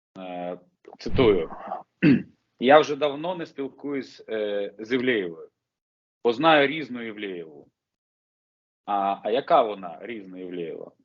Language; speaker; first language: Ukrainian; native; Ukrainian